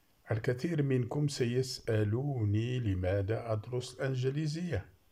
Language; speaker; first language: Arabic; native; Arabic